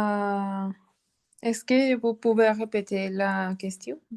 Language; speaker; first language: French; non-native, learner; Spanish